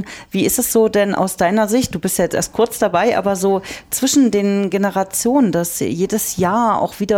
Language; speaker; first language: German; native; German